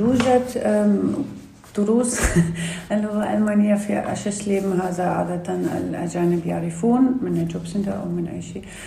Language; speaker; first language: Arabic; non-native, learner; Russian